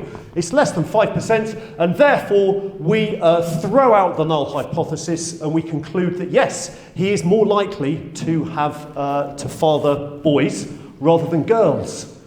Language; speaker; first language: English; native; English